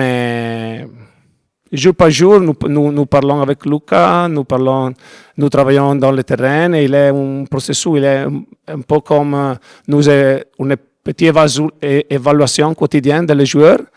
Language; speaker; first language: French; non-native, learner; Italian